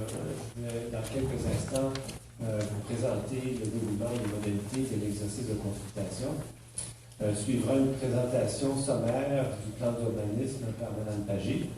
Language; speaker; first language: French; native; French